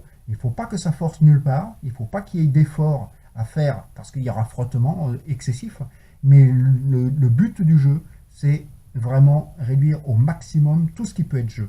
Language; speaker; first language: French; native; French